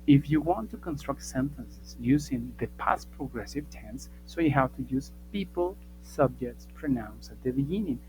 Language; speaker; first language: English; non-native, fluent; Spanish